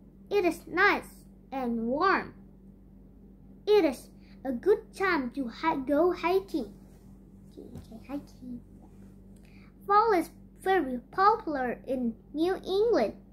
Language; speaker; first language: English; non-native, learner; Indonesian